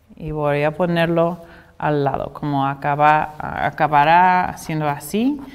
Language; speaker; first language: Spanish; non-native, fluent; English